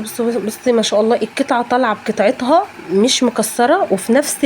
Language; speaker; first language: Arabic; native; Arabic